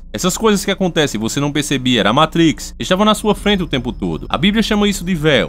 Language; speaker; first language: Portuguese; native; Portuguese